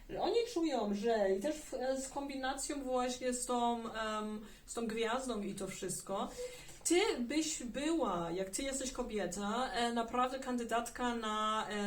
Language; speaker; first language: Polish; early bilingual, heritage; German